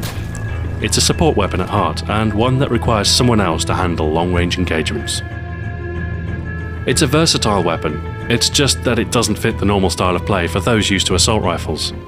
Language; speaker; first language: English; native; English